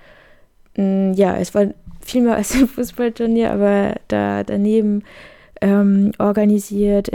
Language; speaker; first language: German; native; German